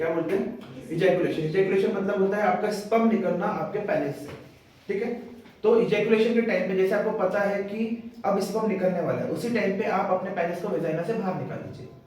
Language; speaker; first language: Hindi; non-native, local second language; Marathi